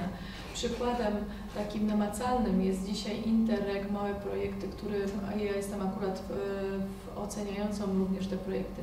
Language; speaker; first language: Polish; native; Polish